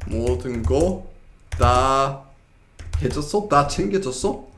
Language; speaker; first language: Korean; non-native, fluent; English